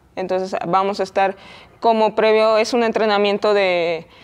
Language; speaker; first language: Spanish; native; Spanish